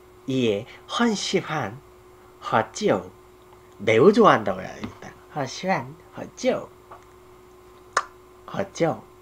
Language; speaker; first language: Chinese; non-native, learner; Korean